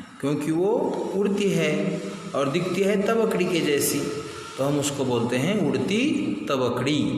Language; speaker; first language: Hindi; non-native, local second language; Marathi